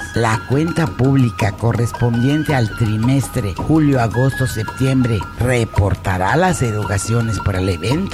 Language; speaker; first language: Spanish; native; Spanish